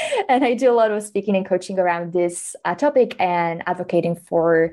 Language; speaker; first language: English; non-native, fluent; Slovak